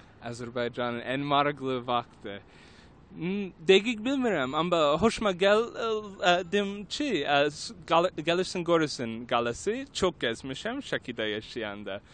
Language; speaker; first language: Turkish; non-native, learner; English